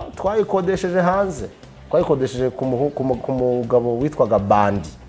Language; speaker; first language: Kinyarwanda; early bilingual, heritage; Kinyarwanda